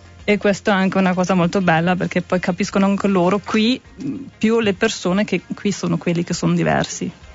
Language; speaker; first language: Italian; non-native, fluent; German